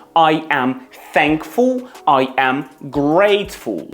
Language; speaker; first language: English; non-native, fluent; Ukrainian